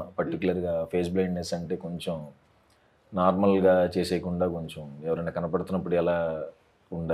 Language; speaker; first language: Telugu; native; Telugu